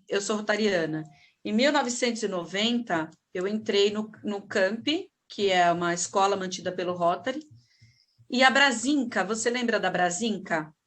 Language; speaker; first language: Portuguese; native; Portuguese